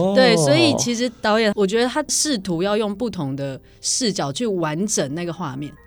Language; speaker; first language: Chinese; native; Chinese